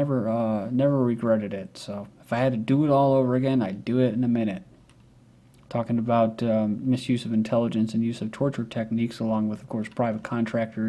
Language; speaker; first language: English; native; English